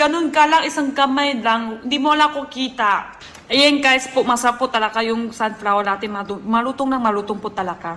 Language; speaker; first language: Filipino; non-native, learner; Chinese